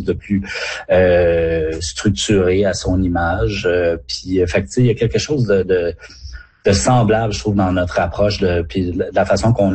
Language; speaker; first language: French; native; French